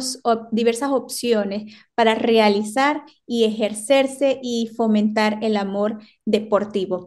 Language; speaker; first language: Spanish; native; Spanish